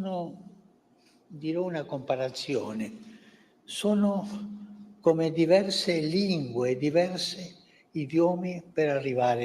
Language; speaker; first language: Italian; non-native, fluent; Spanish